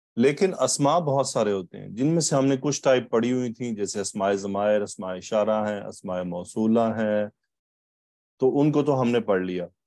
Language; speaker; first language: Urdu; native; Urdu